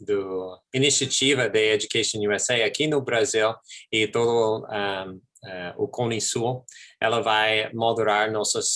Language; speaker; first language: Portuguese; non-native, fluent; English